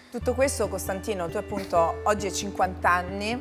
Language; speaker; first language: Italian; native; Italian